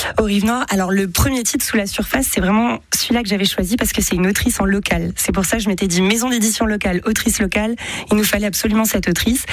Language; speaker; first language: French; native; French